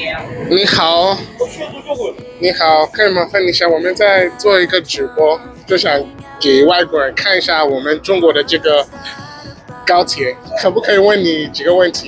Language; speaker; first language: Chinese; non-native, fluent; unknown